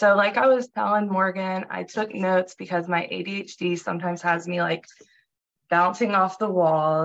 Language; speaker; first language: English; native; English